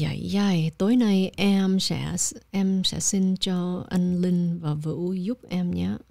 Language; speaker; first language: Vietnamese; early bilingual, heritage; Vietnamese